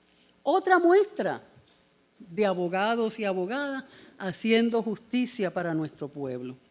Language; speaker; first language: Spanish; native; Spanish